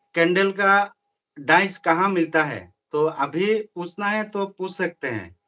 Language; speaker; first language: Hindi; non-native, local second language; Bangla